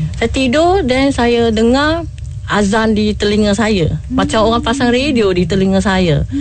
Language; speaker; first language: Malay; non-native, local second language; Chinese